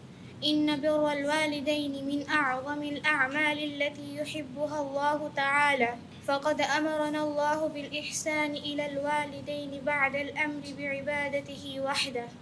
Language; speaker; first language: Arabic; non-native, learner; Bangla